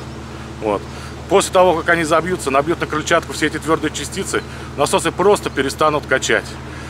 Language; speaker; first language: Russian; native; Russian